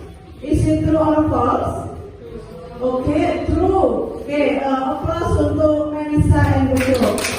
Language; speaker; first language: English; non-native, learner; Indonesian